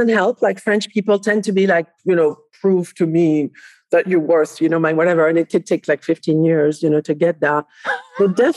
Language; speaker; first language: English; non-native, fluent; Spanish